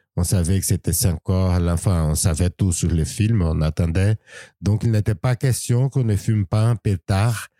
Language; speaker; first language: French; non-native, fluent; Portuguese